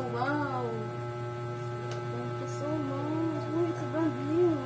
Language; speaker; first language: English; non-native, local second language; Filipino